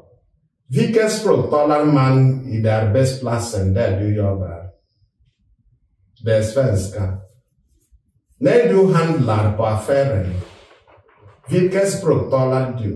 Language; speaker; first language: Swedish; non-native, fluent; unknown